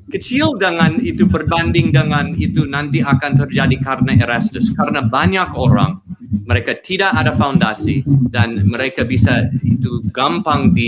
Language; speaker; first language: Indonesian; non-native, learner; English